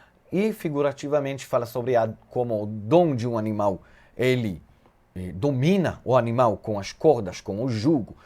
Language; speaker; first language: Portuguese; non-native, fluent; Hebrew